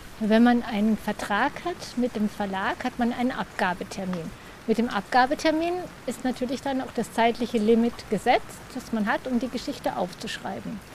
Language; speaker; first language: German; native; German